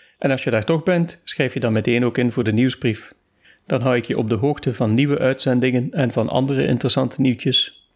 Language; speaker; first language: Dutch; native; Dutch